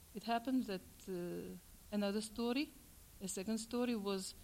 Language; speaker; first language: English; non-native, fluent; Russian